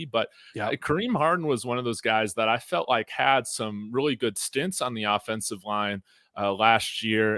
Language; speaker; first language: English; native; English